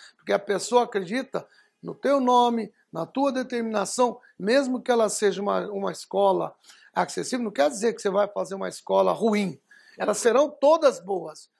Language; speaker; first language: Portuguese; early bilingual, other home language; Arabic